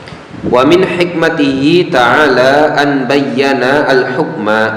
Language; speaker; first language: Arabic; non-native, fluent; Indonesian